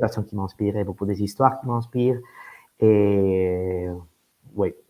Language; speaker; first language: French; non-native, fluent; Spanish